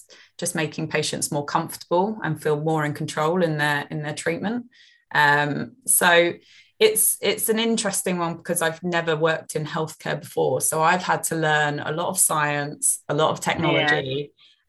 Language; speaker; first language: English; native; English